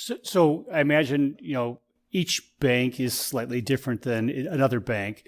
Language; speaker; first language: English; native; English